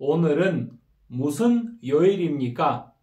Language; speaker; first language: Korean; non-native, fluent; Kyrgyz